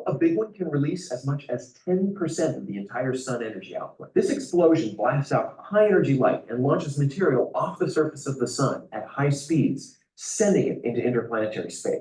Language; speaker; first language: English; native; English